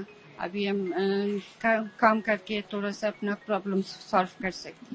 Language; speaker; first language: Hindi; non-native, fluent; Persian